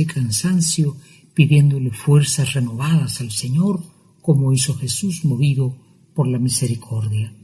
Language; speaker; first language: Spanish; native; Spanish